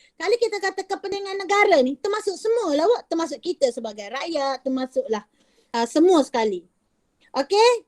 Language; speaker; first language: Malay; native; Malay